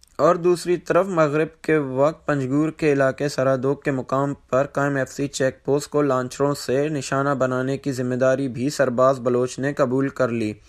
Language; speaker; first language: Urdu; non-native, local second language; Baluchi